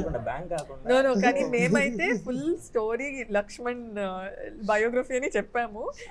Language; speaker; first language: Telugu; non-native, fluent; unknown